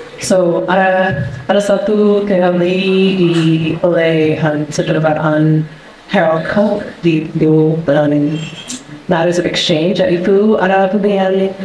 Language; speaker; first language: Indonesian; non-native, fluent; English